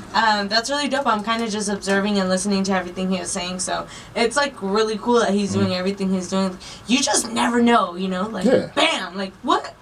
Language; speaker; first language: English; native; English